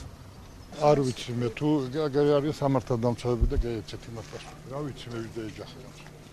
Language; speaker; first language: Georgian; native; Georgian